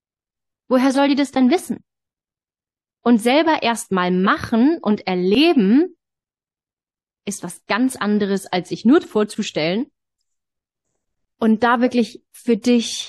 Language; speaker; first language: German; native; German